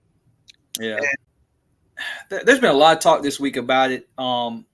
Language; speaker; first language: English; native; English